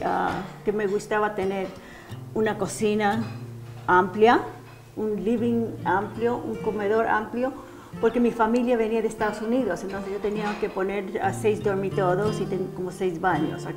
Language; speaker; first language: Spanish; non-native, fluent; English